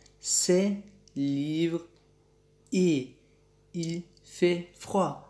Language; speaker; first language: French; non-native, learner; Pashto